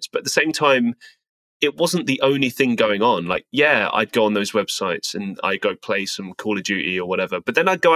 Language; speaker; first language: English; native; English